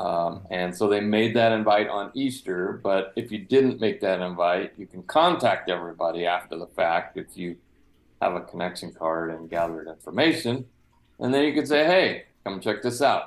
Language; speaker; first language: English; native; English